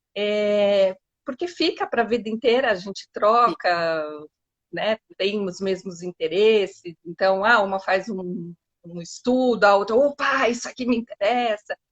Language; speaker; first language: Portuguese; native; Portuguese